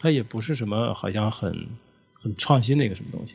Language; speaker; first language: Chinese; native; Chinese